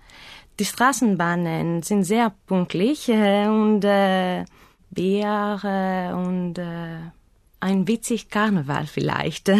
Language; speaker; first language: German; non-native, learner; Greek